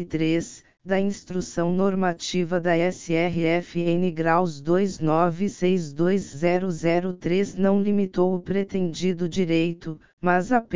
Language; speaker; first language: Portuguese; native; Portuguese